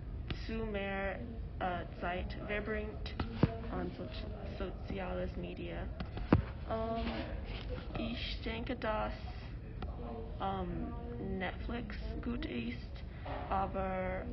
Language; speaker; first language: German; non-native, learner; English